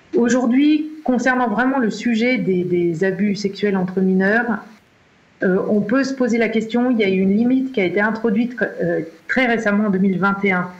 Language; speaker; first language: French; native; French